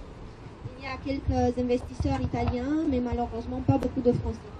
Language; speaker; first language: French; non-native, fluent; Romanian